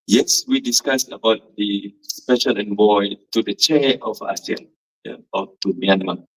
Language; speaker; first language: English; non-native, local second language; Malay